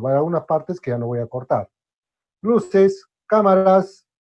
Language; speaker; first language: Spanish; native; Spanish